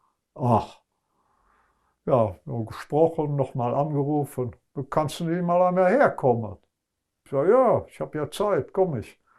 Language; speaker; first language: German; non-native, local second language; Luxembourgish